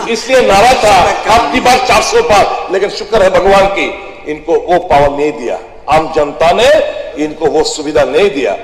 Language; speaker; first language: Hindi; non-native, local second language; Bangla